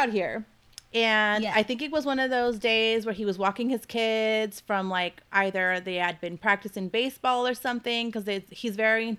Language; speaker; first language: English; native; English